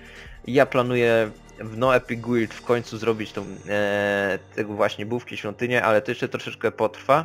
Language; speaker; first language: Polish; native; Polish